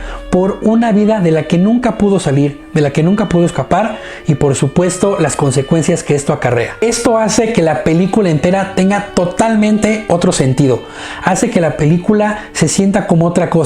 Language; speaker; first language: Spanish; native; Spanish